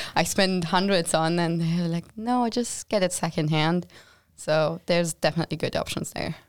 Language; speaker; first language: English; non-native, fluent; German